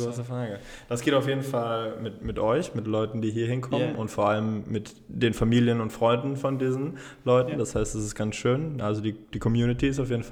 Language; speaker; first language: German; native; German